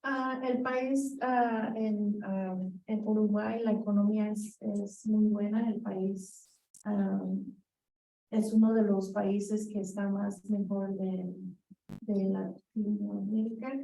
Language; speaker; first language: Spanish; early bilingual, heritage; Spanish